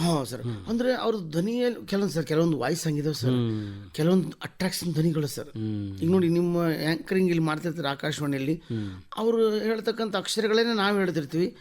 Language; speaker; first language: Kannada; native; Kannada